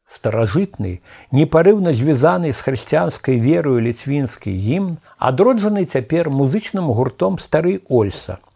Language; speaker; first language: Belarusian; native; Belarusian